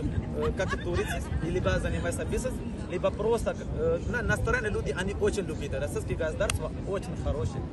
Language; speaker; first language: Russian; non-native, fluent; Urdu